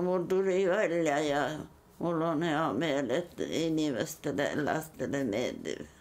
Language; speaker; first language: Estonian; non-native, local second language; Yiddish